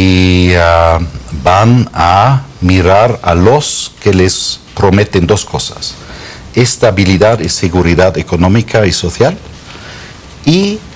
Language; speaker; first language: Spanish; non-native, fluent; German